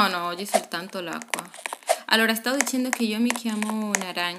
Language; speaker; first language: Italian; non-native, fluent; Spanish